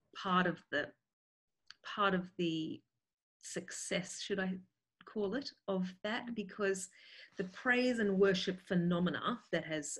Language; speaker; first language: English; native; English